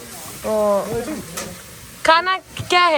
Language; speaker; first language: Hindi; non-native, local second language; Malayalam